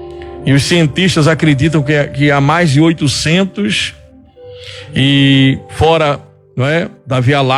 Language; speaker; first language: Portuguese; native; Portuguese